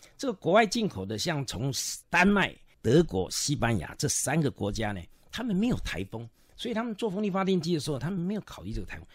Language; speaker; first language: Chinese; native; Chinese